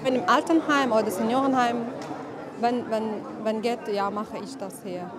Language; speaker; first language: German; non-native, learner; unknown